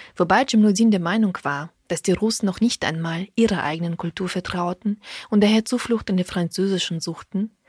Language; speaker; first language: German; early bilingual, other home language; Russian